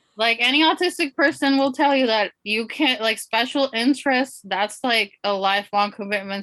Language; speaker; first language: English; non-native, local second language; Spanish